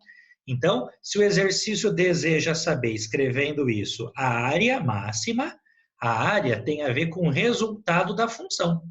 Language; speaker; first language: Portuguese; native; Portuguese